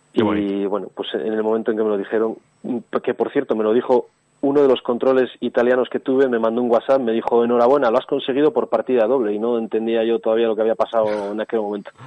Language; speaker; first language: Spanish; native; Spanish